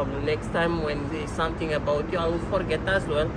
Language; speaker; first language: English; non-native, learner; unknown